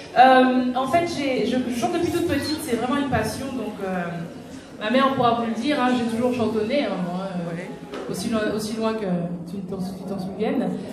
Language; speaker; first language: French; native; French